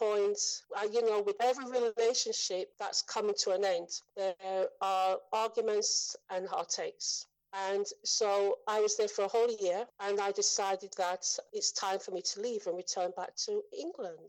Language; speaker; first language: English; native; English